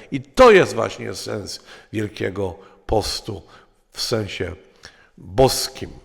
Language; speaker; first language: Polish; native; Polish